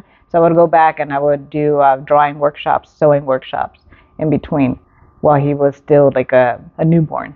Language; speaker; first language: English; native; English